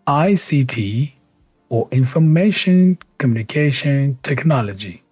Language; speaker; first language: English; non-native, fluent; Persian